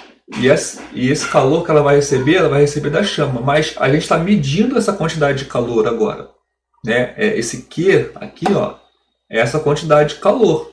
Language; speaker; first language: Portuguese; native; Portuguese